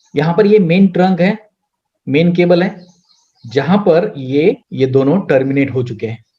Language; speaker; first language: Hindi; non-native, local second language; Marathi